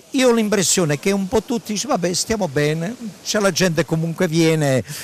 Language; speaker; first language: Italian; native; Italian